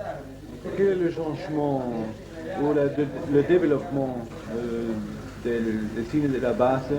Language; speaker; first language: French; non-native, learner; German